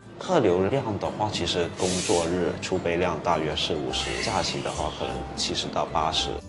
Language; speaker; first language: Chinese; native; Chinese